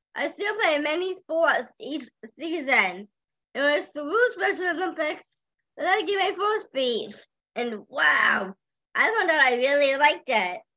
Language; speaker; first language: English; native; English